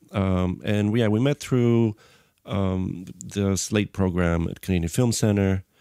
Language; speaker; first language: English; non-native, fluent; Bulgarian